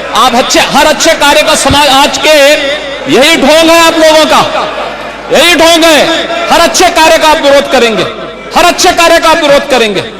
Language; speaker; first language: Hindi; native; Hindi